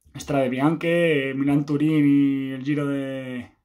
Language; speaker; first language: Spanish; native; Spanish